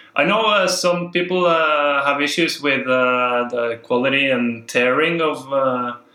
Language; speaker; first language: English; non-native, fluent; Norwegian